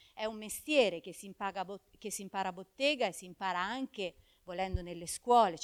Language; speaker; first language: Italian; native; Italian